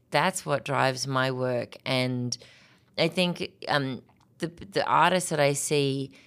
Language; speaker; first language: English; native; English